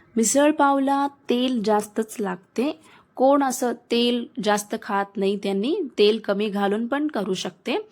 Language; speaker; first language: Marathi; non-native, local second language; Kannada